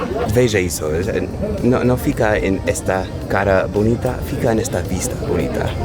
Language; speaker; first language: Portuguese; non-native, fluent; English